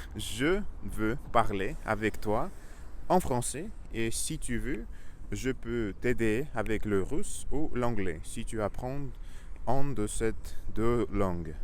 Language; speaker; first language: French; non-native, learner; Russian